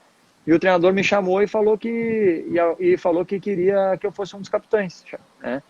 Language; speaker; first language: Portuguese; native; Portuguese